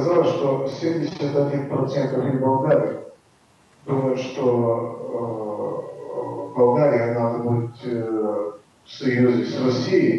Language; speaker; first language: Russian; non-native, fluent; Bulgarian